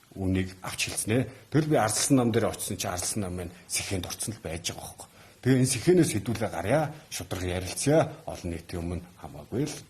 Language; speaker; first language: Mongolian; native; Mongolian